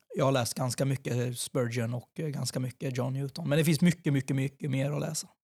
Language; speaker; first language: Swedish; early bilingual, other home language; Persian